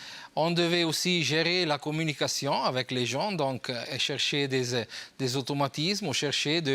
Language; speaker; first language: French; non-native, local second language; Italian